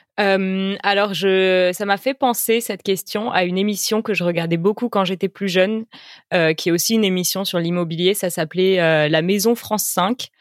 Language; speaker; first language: French; native; French